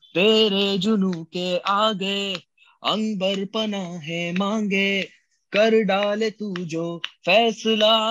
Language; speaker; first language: Hindi; native; Hindi